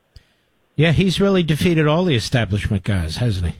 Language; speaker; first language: English; native; English